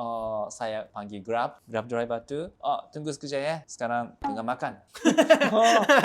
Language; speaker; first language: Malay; non-native, fluent; Japanese